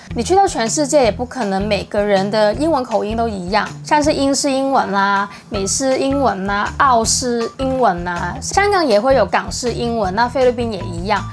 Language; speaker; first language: Chinese; non-native, local second language; Cantonese